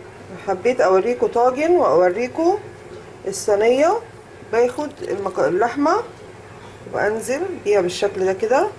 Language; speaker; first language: Arabic; native; Arabic